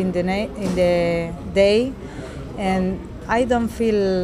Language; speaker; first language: English; non-native, learner; Spanish